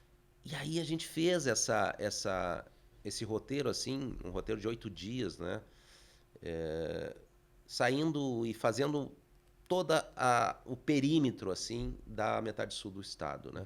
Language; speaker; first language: Portuguese; native; Portuguese